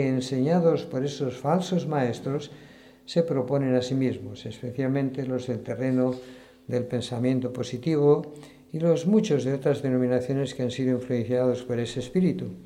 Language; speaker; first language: Spanish; native; Spanish